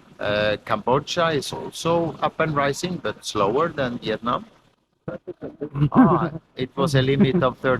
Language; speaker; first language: English; non-native, fluent; Norwegian